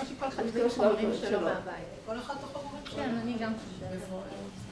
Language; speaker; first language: Hebrew; native; Hebrew